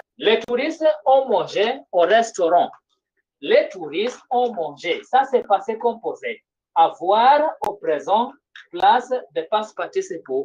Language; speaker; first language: French; non-native, fluent; Swahili